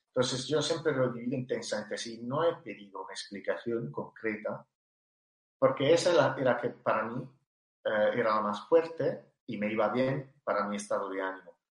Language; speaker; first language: Spanish; non-native, fluent; Italian